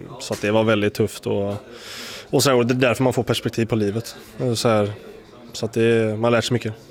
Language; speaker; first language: Swedish; native; Swedish